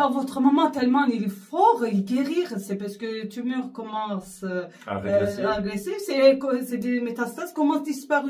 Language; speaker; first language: French; non-native, learner; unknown